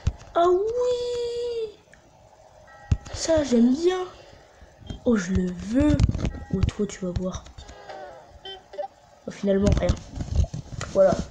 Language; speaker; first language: French; native; French